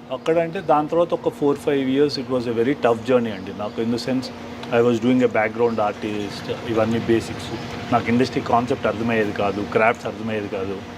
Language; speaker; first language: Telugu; native; Telugu